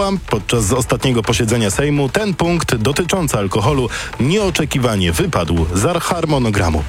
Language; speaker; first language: Polish; native; Polish